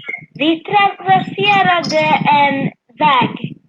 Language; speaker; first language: Swedish; early bilingual, other home language; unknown